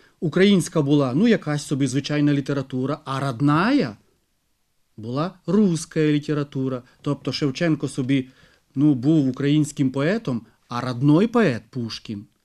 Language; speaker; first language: Ukrainian; native; Ukrainian